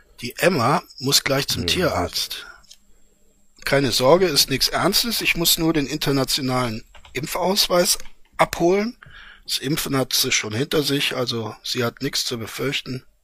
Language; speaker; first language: German; native; German